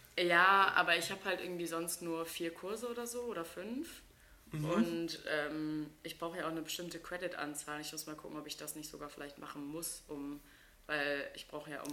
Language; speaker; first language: German; native; German